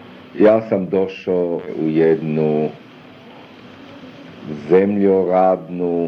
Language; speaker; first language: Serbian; early bilingual, other home language; German